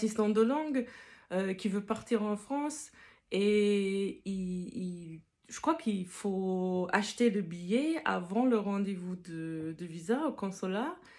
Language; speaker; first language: French; non-native, fluent; English